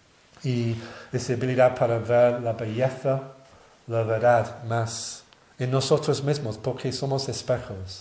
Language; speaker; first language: Spanish; non-native, learner; English